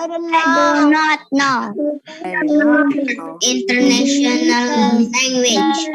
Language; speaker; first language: English; non-native, learner; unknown